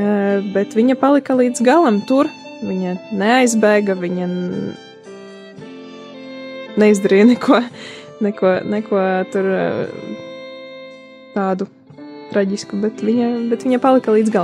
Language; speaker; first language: Latvian; native; Latvian